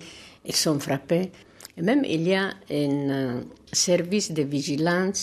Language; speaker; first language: French; non-native, learner; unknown